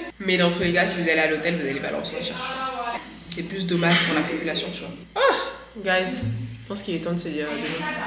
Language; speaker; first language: French; early bilingual, other home language; Bambara